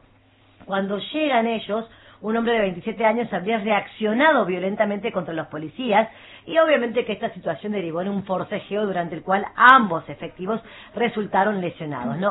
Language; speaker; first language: Spanish; native; Spanish